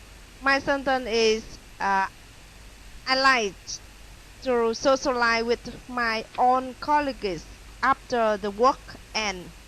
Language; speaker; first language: English; non-native, learner; Vietnamese